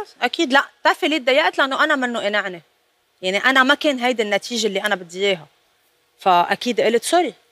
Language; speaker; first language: Arabic; native; Arabic